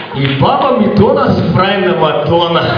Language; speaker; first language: Bulgarian; early bilingual, heritage; Bulgarian